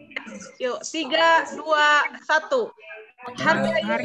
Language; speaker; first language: Indonesian; native; Indonesian